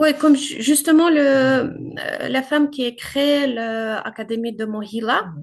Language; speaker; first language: French; non-native, fluent; Ukrainian